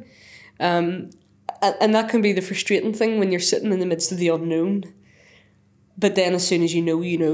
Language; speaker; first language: English; native; English